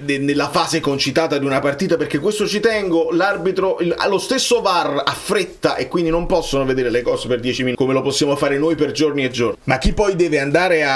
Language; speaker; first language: Italian; native; Italian